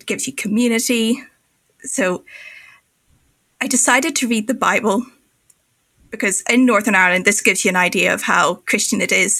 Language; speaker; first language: English; native; English